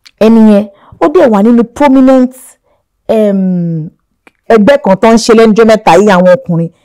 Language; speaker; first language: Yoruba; non-native, local second language; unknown